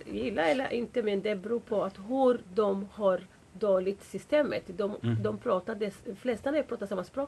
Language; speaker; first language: Swedish; non-native, fluent; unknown